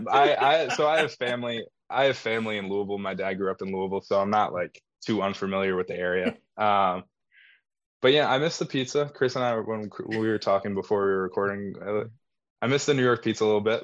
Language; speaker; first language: English; native; English